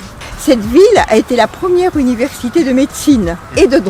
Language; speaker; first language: French; native; French